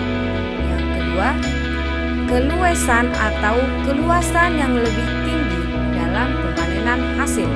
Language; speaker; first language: Indonesian; native; Indonesian